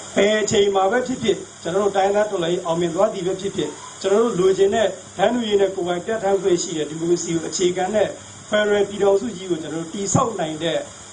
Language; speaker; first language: Burmese; non-native, local second language; Tedim Chin